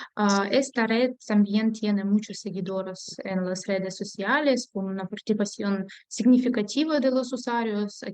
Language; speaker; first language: Spanish; non-native, fluent; Ukrainian